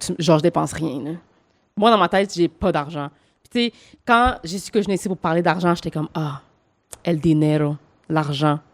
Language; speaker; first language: French; native; French